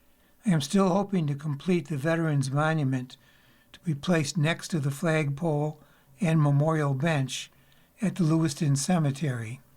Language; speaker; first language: English; native; English